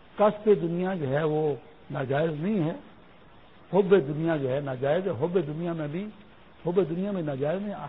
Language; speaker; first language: Urdu; non-native, local second language; Pashto